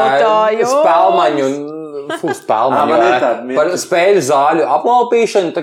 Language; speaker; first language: Latvian; native; Latvian